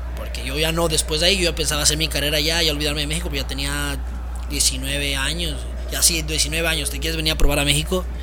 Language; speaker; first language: Spanish; early bilingual, heritage; Spanish